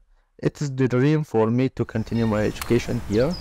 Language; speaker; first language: English; non-native, learner; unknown